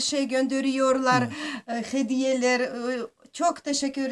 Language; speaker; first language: Turkish; non-native, learner; Russian